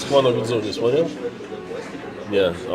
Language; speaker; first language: Russian; native; Russian